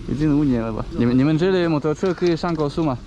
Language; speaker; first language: Chinese; non-native, fluent; Russian